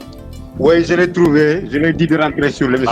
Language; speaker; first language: French; non-native, local second language; Wolof